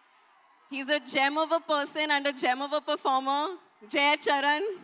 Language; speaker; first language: Telugu; non-native, learner; Hindi